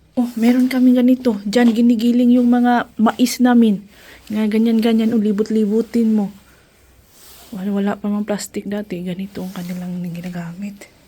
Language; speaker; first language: Filipino; non-native, local second language; Cebuano